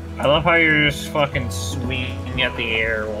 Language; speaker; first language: English; native; English